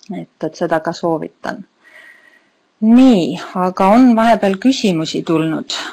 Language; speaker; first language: Estonian; native; Estonian